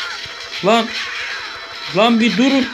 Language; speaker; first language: Turkish; native; Turkish